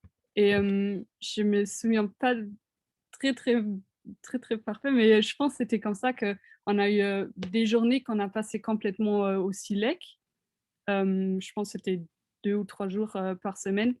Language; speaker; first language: French; non-native, fluent; German